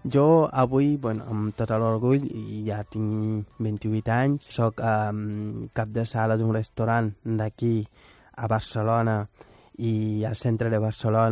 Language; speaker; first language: Catalan; non-native, fluent; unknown